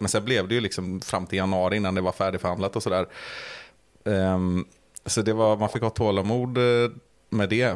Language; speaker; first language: Swedish; native; Swedish